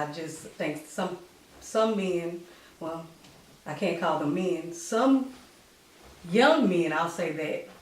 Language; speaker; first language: English; native; English